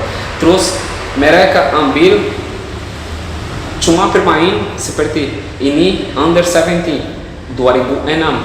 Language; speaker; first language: Indonesian; non-native, fluent; Portuguese